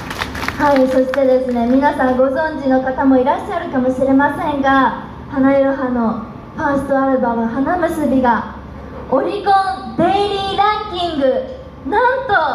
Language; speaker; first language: Japanese; native; Japanese